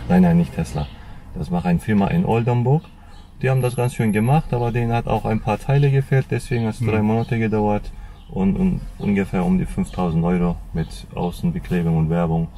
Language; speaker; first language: German; non-native, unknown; Turkish